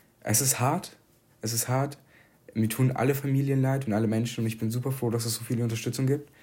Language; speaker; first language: German; early bilingual, other home language; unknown